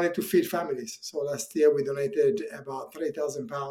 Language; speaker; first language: English; non-native, fluent; Italian